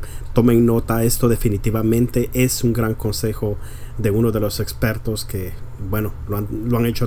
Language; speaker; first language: Spanish; early bilingual, heritage; Spanish